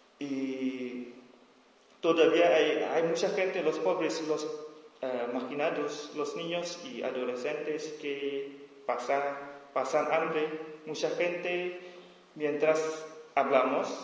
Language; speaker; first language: Spanish; non-native, learner; S'gaw Karen